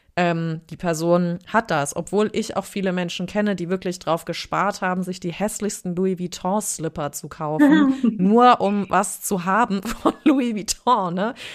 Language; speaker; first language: German; native; German